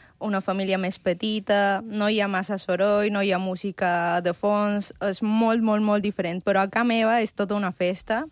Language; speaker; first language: Catalan; early bilingual, other home language; Spanish